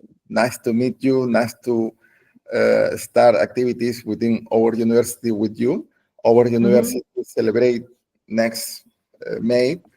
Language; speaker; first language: English; non-native, learner; Spanish